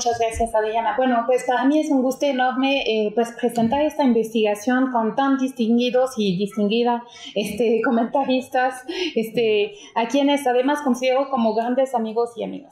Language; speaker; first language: Spanish; native; Spanish